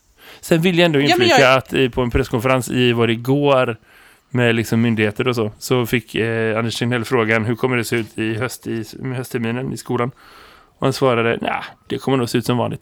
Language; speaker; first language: Swedish; native; Swedish